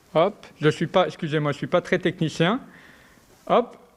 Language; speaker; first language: French; native; French